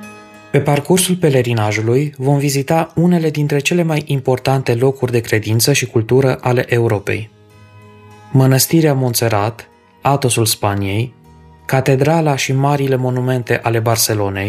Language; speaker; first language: Romanian; native; Romanian